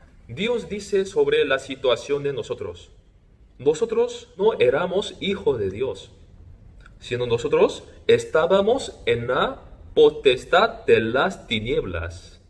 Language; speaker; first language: Spanish; non-native, fluent; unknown